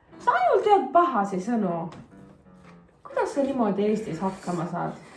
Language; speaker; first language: Estonian; native; Estonian